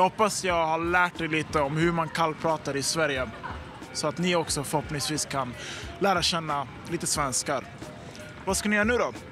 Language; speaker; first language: Swedish; native; Swedish